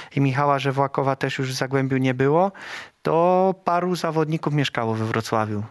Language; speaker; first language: Polish; native; Polish